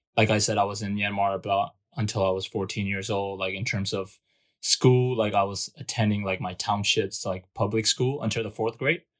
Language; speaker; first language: English; non-native, fluent; Burmese